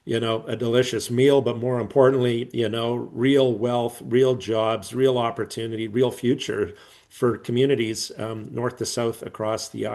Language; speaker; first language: English; native; English